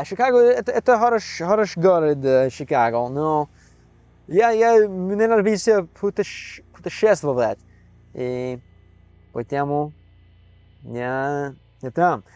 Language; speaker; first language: Russian; non-native, learner; English